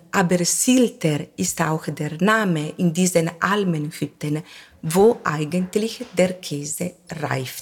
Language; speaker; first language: German; non-native, fluent; Italian